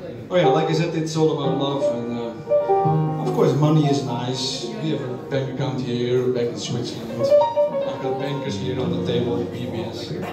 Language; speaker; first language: English; non-native, fluent; Dutch